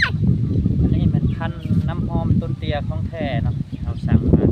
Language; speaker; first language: Thai; non-native, local second language; Lao